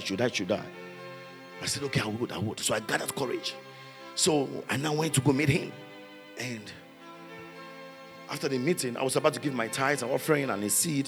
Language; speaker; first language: English; non-native, local second language; Yoruba